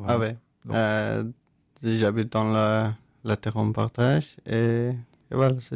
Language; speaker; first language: French; non-native, learner; Persian